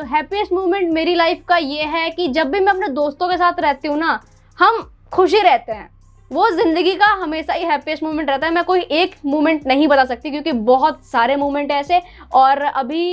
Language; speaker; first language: Hindi; native; Hindi